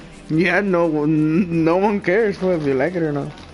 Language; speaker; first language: English; early bilingual, other home language; Spanish